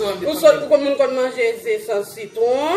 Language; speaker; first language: French; non-native, learner; Haitian Creole